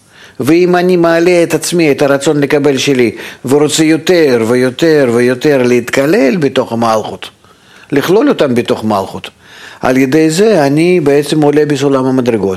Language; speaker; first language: Hebrew; non-native, fluent; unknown